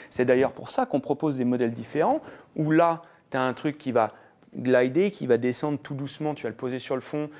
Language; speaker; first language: French; native; French